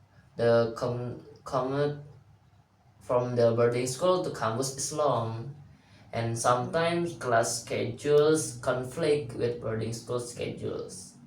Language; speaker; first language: English; non-native, learner; Indonesian